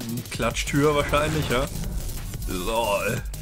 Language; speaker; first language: German; native; German